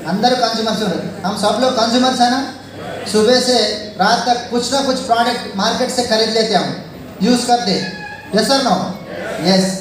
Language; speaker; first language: Hindi; non-native, local second language; Telugu